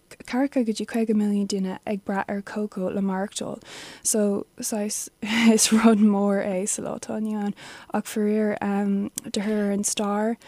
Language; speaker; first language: Irish; non-native, local second language; English